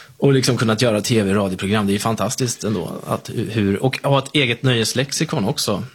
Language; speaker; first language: Swedish; native; Swedish